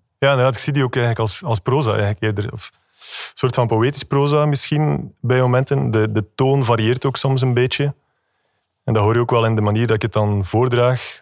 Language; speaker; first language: Dutch; native; Dutch